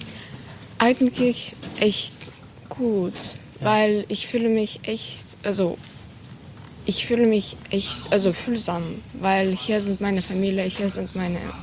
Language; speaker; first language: German; early bilingual, other home language; Ukrainian